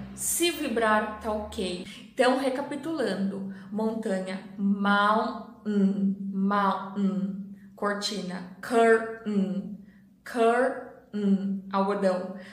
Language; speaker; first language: Portuguese; native; Portuguese